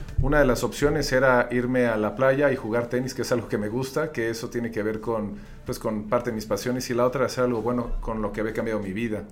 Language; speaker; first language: Spanish; native; Spanish